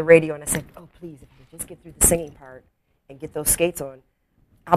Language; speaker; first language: English; native; English